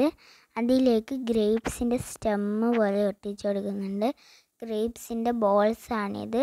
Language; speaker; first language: Malayalam; native; Malayalam